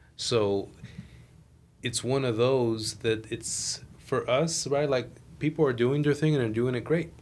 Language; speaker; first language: English; native; English